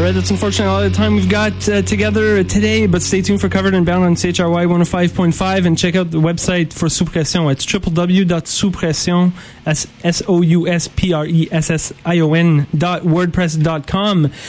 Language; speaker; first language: English; non-native, local second language; French